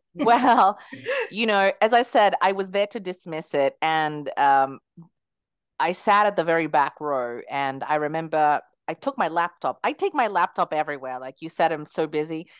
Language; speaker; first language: English; early bilingual, other home language; Spanish